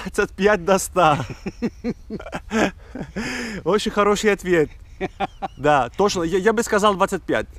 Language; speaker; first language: Russian; non-native, fluent; Greek